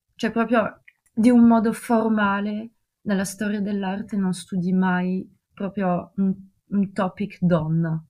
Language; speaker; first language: Italian; non-native, fluent; Russian